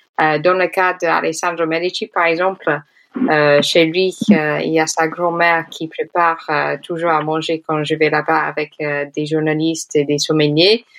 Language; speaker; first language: French; non-native, fluent; English